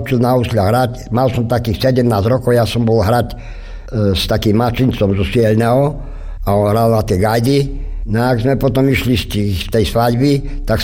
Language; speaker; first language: Slovak; native; Slovak